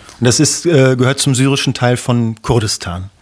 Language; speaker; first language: German; native; German